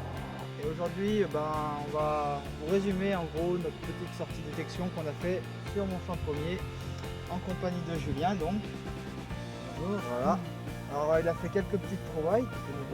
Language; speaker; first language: French; native; French